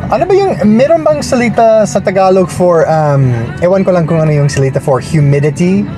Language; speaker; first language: Filipino; non-native, fluent; English